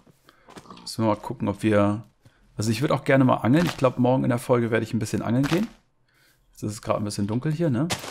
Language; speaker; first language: German; native; German